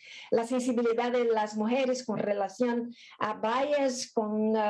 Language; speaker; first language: Spanish; non-native, fluent; Portuguese